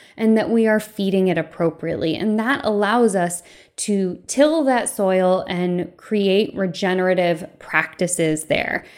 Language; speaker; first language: English; early bilingual, other home language; Filipino